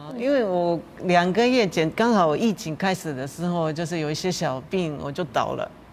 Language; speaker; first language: Chinese; non-native, fluent; Japanese